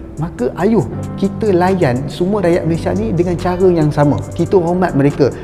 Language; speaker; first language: Malay; native; Malay